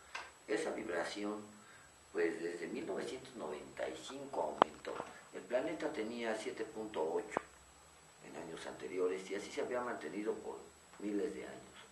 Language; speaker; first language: Spanish; native; Spanish